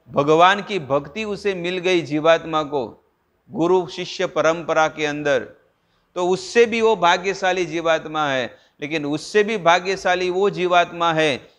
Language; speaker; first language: Hindi; non-native, local second language; Gujarati